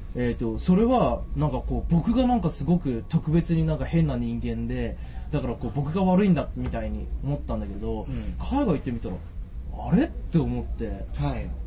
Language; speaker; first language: Japanese; native; Japanese